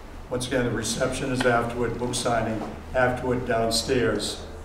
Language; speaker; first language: English; native; English